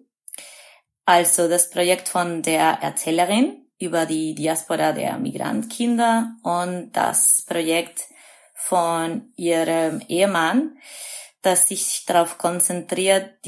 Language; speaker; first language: German; non-native, fluent; Spanish